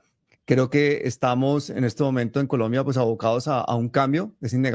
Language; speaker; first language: Spanish; native; Spanish